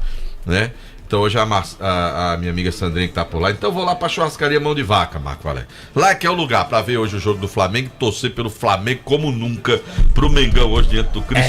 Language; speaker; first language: Portuguese; native; Portuguese